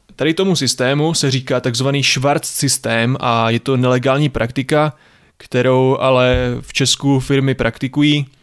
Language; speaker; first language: Czech; native; Czech